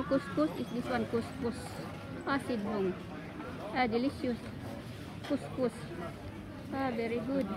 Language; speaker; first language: English; non-native, local second language; Filipino